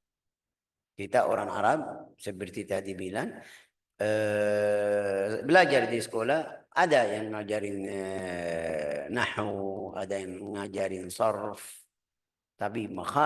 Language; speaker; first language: Indonesian; non-native, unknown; Arabic